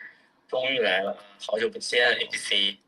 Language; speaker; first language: Chinese; native; Chinese